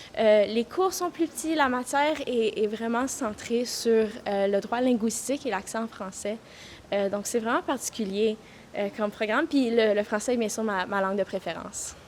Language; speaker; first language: French; native; French